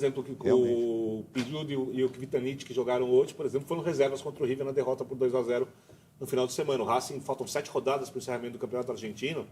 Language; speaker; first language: Portuguese; native; Portuguese